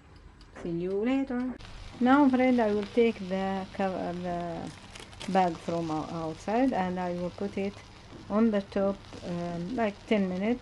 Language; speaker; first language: English; non-native, learner; Arabic